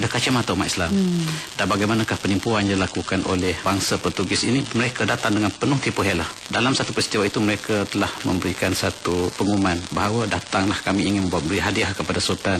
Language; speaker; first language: Malay; native; Malay